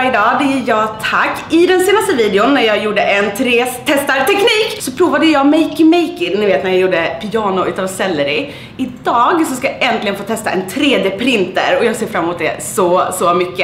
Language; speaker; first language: Swedish; native; Swedish